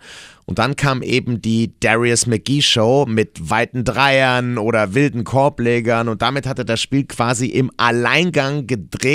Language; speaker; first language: German; native; German